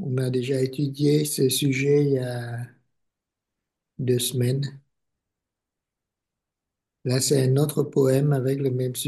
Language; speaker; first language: French; non-native, fluent; Vietnamese